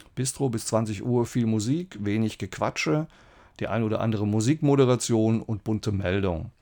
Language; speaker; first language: German; native; German